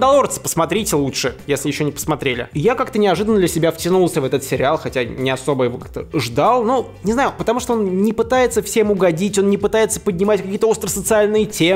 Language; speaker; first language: Russian; native; Russian